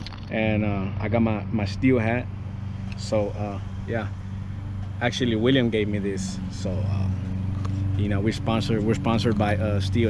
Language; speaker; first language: English; early bilingual, other home language; Spanish